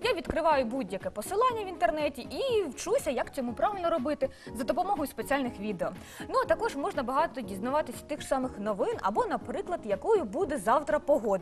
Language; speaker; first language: Ukrainian; native; Ukrainian